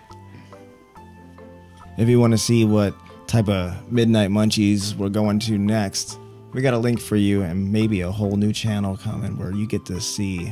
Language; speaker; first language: English; native; English